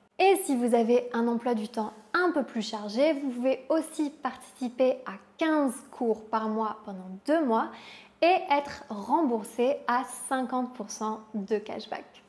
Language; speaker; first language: French; native; French